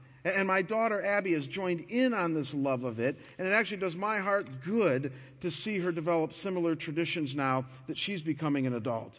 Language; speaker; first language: English; native; English